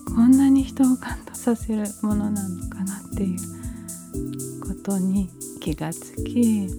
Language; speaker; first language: Japanese; early bilingual, other home language; Portuguese